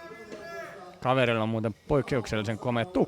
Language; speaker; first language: Finnish; native; Finnish